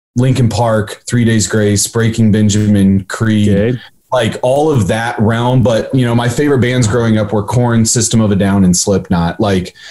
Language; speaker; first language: English; native; English